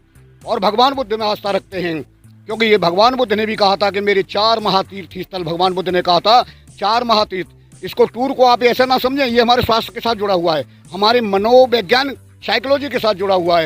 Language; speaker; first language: Hindi; native; Hindi